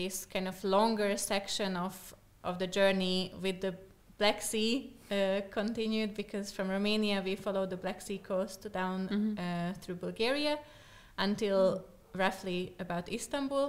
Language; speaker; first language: English; non-native, fluent; Slovak